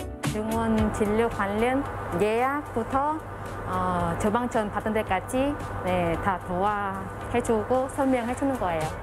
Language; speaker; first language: Korean; non-native, fluent; Vietnamese